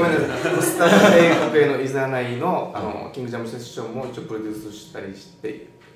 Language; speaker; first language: Japanese; native; Japanese